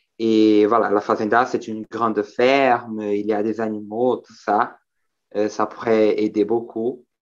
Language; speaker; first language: French; non-native, learner; Portuguese